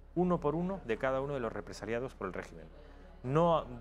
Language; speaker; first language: Spanish; native; Spanish